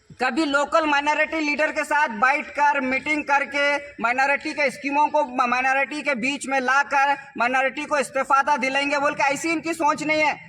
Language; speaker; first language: Hindi; non-native, local second language; Urdu